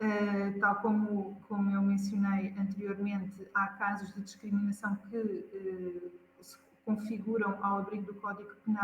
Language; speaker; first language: Portuguese; native; Portuguese